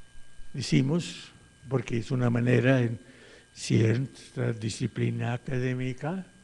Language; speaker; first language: Spanish; non-native, fluent; English